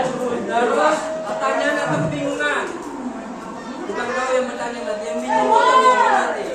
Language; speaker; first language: Indonesian; native; Indonesian